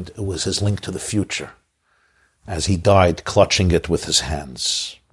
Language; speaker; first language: English; native; English